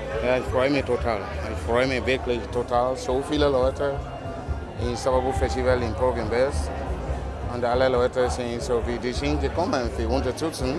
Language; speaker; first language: German; non-native, learner; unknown